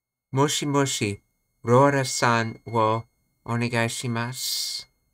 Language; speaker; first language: Japanese; non-native, learner; English